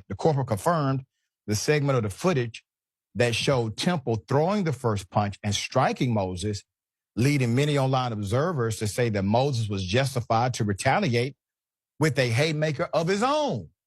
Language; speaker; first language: English; native; English